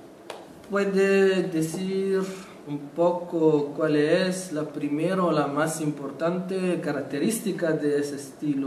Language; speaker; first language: Spanish; non-native, fluent; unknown